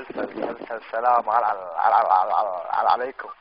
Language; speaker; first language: Arabic; native; Arabic